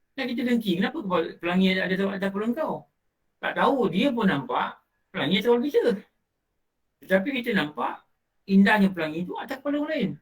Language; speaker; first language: Malay; native; Malay